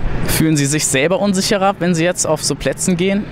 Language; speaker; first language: German; native; German